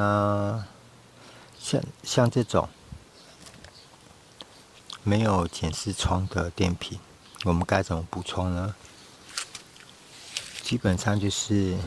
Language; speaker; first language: Chinese; native; Chinese